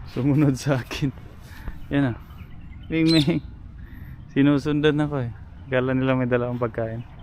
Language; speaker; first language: Filipino; non-native, local second language; Cebuano